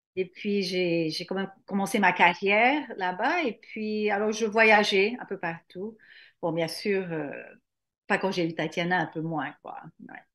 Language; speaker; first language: French; native; French